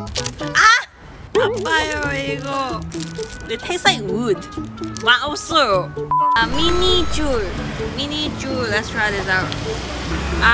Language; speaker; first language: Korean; non-native, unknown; Cantonese